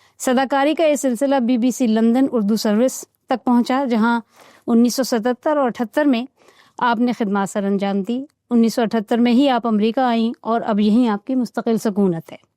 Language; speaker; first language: Urdu; native; Urdu